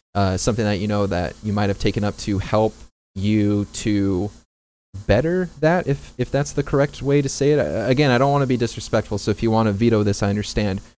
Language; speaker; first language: English; native; English